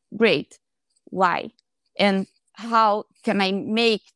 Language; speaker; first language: English; non-native, fluent; Portuguese